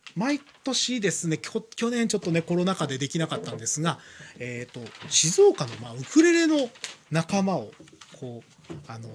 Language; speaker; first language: Japanese; native; Japanese